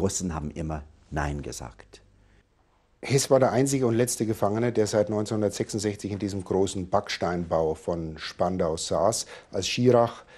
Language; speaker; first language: German; native; German